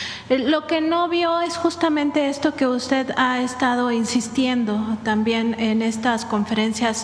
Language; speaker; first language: Spanish; native; Spanish